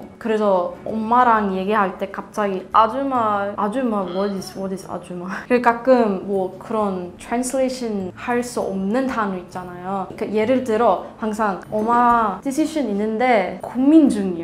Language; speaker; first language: Korean; non-native, learner; Swedish